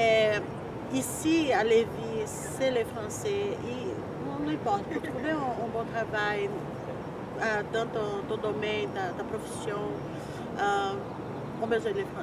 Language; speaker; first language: French; non-native, fluent; Portuguese